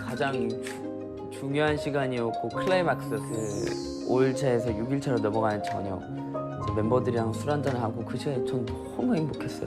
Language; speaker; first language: Korean; native; Korean